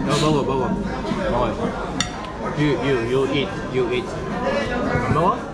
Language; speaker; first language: English; non-native, learner; Korean